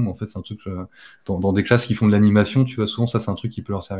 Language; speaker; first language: French; native; French